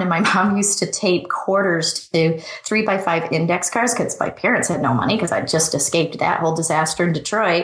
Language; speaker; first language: English; native; English